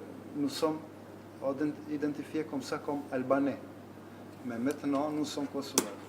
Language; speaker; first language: French; non-native, learner; Albanian